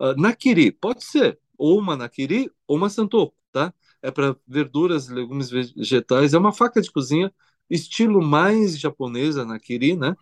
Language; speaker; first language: Portuguese; early bilingual, other home language; Korean